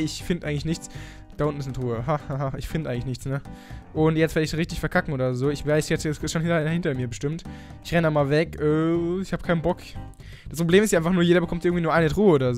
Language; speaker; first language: German; native; German